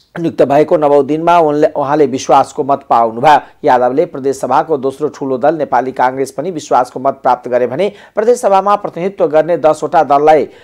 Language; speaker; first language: Nepali; non-native, local second language; Maithili